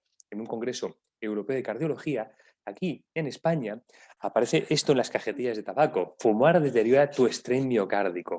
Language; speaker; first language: Spanish; native; Spanish